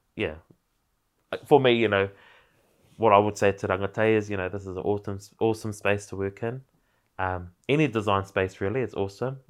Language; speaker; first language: English; native; English